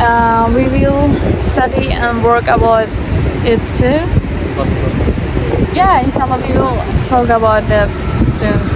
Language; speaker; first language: English; non-native, learner; Turkish